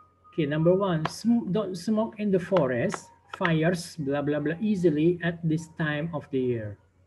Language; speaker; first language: English; non-native, fluent; Indonesian